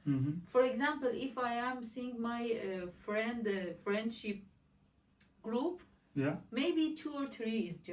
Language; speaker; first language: English; non-native, learner; Persian